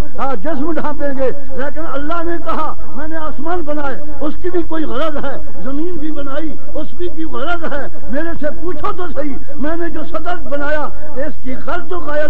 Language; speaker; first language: Urdu; non-native, local second language; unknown